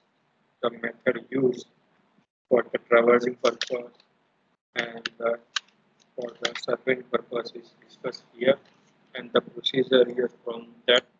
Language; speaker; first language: English; non-native, local second language; Gujarati